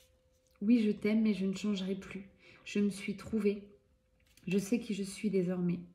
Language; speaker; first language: French; native; French